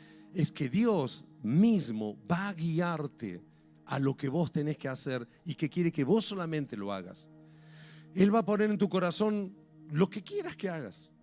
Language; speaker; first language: Spanish; native; Spanish